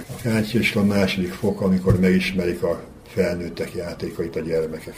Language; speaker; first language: Hungarian; native; Hungarian